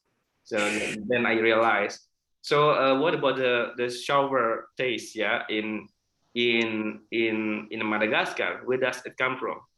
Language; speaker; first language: English; non-native, fluent; Indonesian